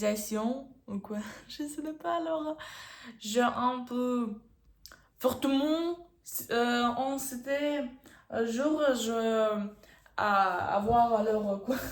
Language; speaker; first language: French; non-native, learner; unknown